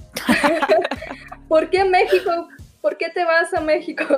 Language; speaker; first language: Spanish; non-native, fluent; Bulgarian